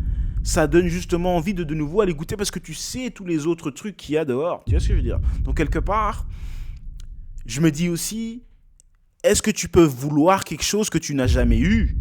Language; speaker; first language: French; native; French